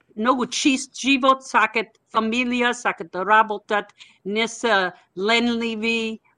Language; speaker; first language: Macedonian; non-native, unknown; English